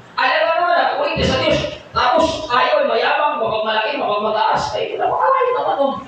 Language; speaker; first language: Filipino; non-native, local second language; Cebuano